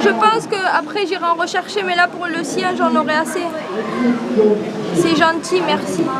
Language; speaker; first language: French; native; French